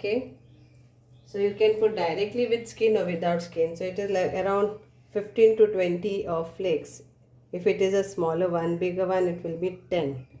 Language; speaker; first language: English; non-native, local second language; Konkani